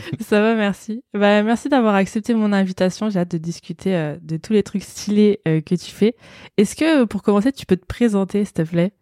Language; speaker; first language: French; native; French